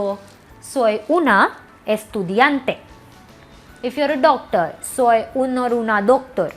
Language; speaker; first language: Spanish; non-native, learner; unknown